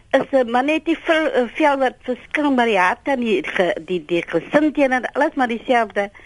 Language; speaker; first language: Afrikaans; native; Afrikaans